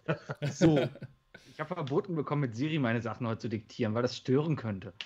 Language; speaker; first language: German; native; German